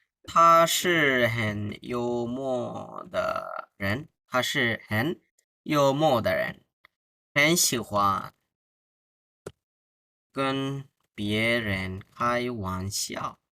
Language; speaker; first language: Chinese; non-native, fluent; Bangla